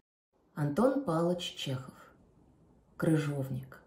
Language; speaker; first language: Russian; native; Russian